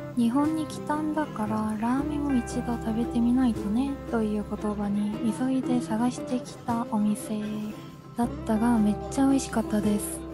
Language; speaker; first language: Japanese; non-native, fluent; Korean